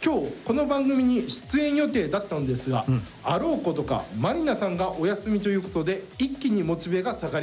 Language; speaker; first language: Japanese; native; Japanese